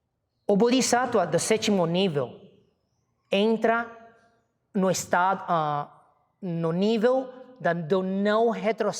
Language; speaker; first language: Portuguese; non-native, fluent; Chinese